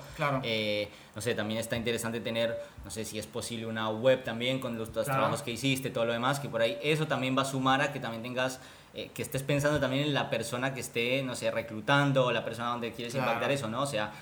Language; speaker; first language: Spanish; native; Spanish